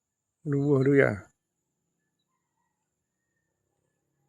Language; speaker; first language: Malay; native; Malay